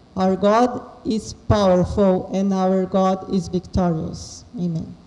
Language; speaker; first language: English; non-native, fluent; Portuguese